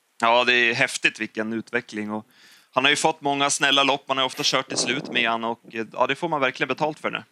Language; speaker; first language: Swedish; native; Swedish